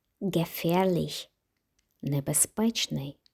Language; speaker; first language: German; non-native, fluent; Ukrainian